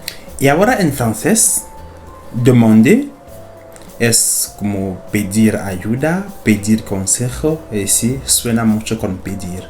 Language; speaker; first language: Spanish; non-native, fluent; French